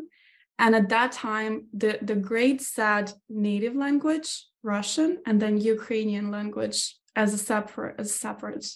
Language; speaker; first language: English; non-native, fluent; Ukrainian